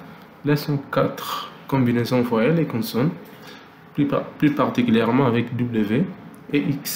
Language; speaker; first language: French; non-native, local second language; Lingala